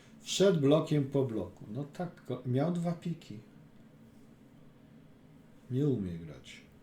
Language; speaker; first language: Polish; native; Polish